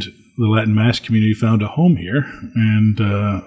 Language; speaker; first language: English; native; English